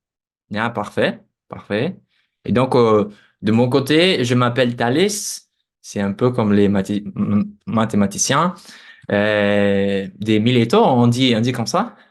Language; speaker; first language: French; non-native, fluent; Portuguese